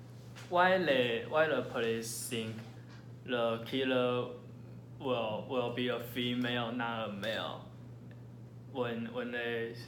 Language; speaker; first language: English; non-native, learner; Chinese